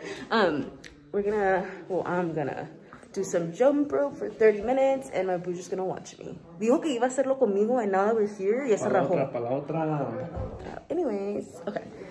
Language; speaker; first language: English; early bilingual, other home language; Spanish